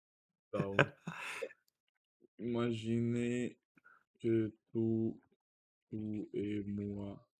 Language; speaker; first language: French; non-native, learner; Russian